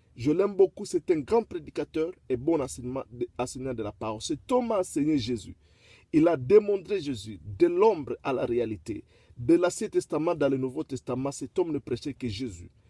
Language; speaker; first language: French; non-native, local second language; Lingala